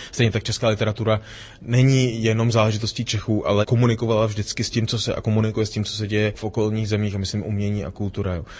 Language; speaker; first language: Czech; native; Czech